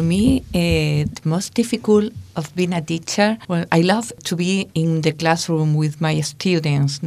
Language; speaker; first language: English; non-native, learner; Spanish